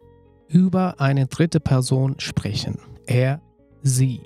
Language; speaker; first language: German; non-native, fluent; Nepali